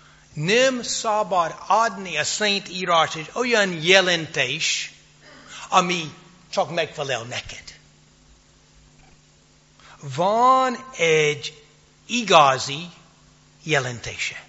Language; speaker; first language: Hungarian; non-native, fluent; English